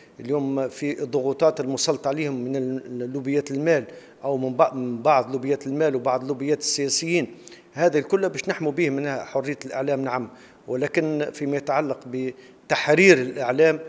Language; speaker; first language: Arabic; native; Arabic